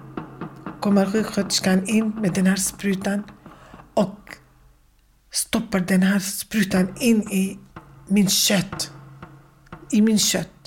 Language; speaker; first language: Swedish; non-native, fluent; Kurdish